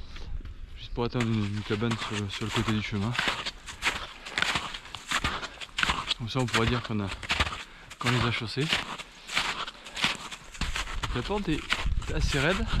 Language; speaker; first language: French; native; French